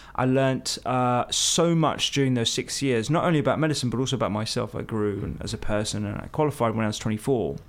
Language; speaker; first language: English; early bilingual, other home language; Hindi